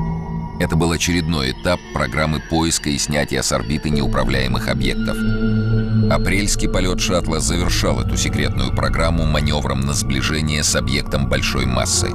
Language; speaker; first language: Russian; native; Russian